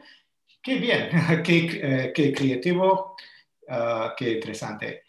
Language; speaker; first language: Spanish; non-native, learner; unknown